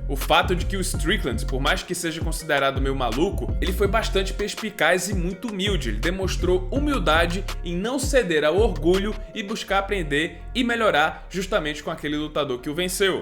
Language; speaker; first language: Portuguese; native; Portuguese